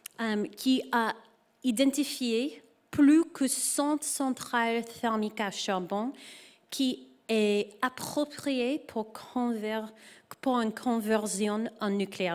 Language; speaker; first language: French; non-native, learner; English